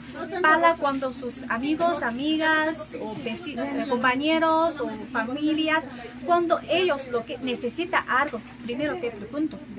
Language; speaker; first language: Spanish; non-native, learner; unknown